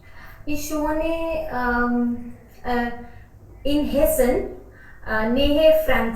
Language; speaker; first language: German; non-native, learner; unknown